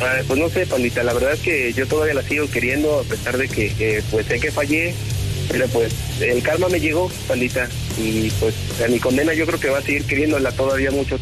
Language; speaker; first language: Spanish; native; Spanish